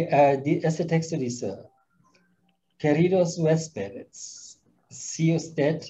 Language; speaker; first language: Spanish; non-native, fluent; German